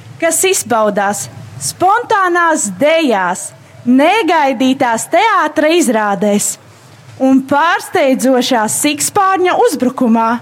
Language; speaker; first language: Latvian; native; Latvian